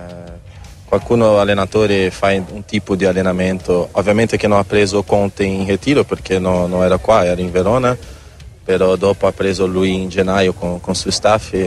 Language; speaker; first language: Italian; non-native, learner; Portuguese